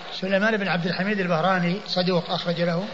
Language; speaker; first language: Arabic; native; Arabic